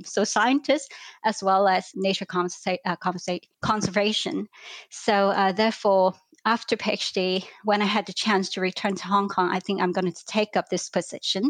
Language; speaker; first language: English; non-native, local second language; Cantonese